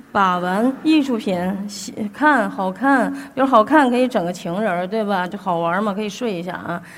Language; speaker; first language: Chinese; native; Chinese